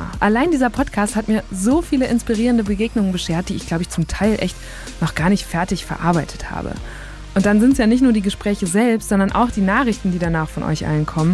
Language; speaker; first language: German; native; German